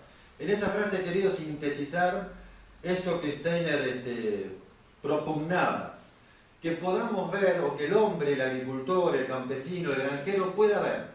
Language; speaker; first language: Spanish; native; Spanish